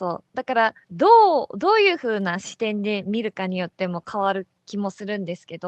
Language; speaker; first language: Japanese; native; Japanese